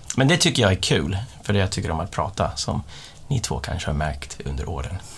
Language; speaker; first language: Swedish; non-native, fluent; English